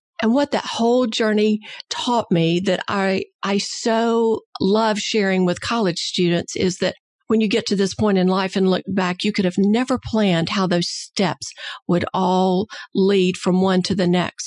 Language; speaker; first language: English; native; English